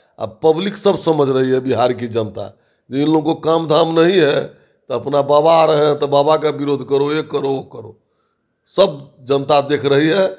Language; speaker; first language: Hindi; native; Hindi